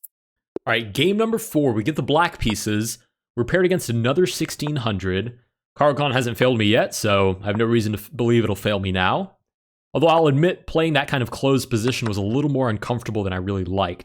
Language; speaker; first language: English; native; English